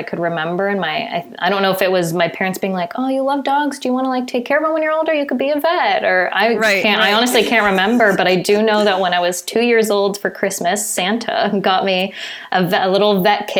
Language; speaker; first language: English; native; English